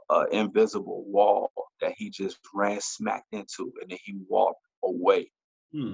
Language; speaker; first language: English; native; English